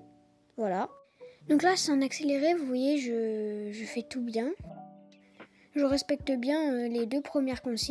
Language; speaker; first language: French; native; French